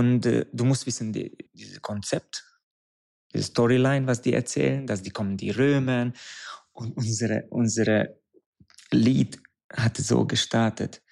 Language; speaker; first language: German; non-native, fluent; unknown